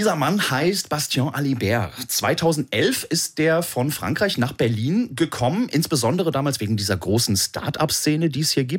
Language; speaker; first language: German; native; German